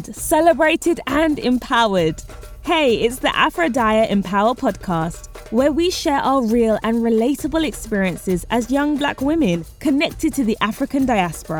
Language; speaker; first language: English; native; English